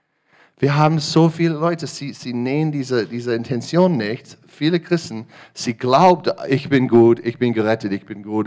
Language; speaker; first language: German; non-native, learner; English